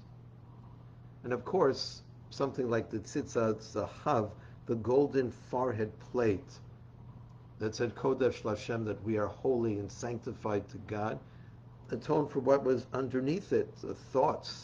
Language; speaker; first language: English; native; English